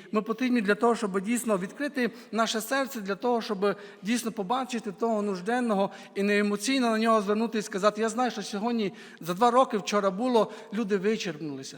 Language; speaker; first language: Ukrainian; native; Ukrainian